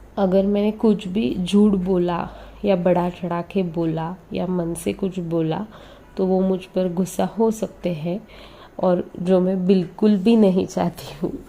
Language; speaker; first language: Hindi; non-native, local second language; Marathi